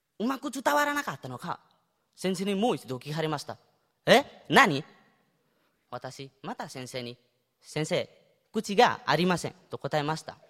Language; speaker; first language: Japanese; non-native, fluent; Nepali